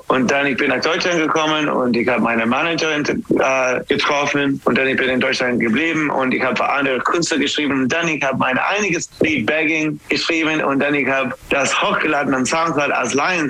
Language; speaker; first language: German; non-native, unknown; English